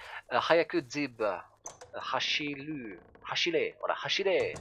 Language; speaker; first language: Japanese; non-native, learner; French